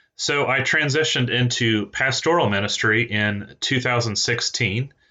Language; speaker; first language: English; native; English